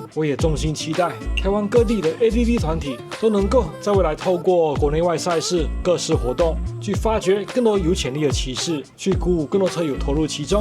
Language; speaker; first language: Chinese; native; Chinese